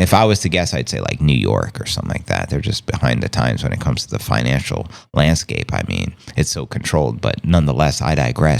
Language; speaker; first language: English; native; English